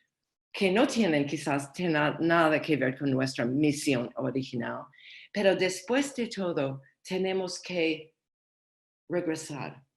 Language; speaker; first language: Spanish; non-native, learner; English